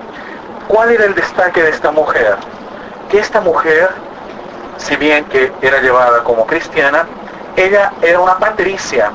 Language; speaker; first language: Spanish; native; Spanish